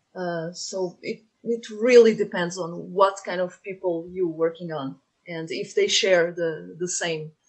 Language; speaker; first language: English; non-native, fluent; Portuguese